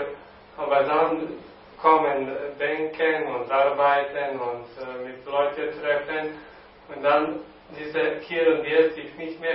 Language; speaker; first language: German; non-native, learner; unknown